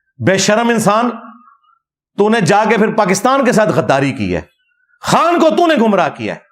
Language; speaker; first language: Urdu; non-native, local second language; Punjabi